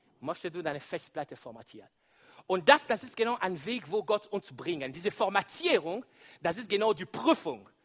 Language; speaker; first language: German; non-native, fluent; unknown